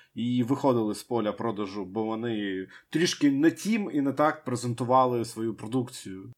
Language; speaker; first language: Ukrainian; native; Ukrainian